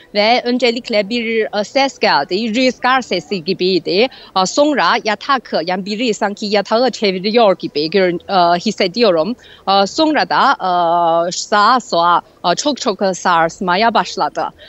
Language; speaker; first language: Turkish; non-native, fluent; Chinese